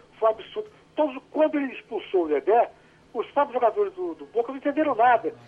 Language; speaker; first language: Portuguese; native; Portuguese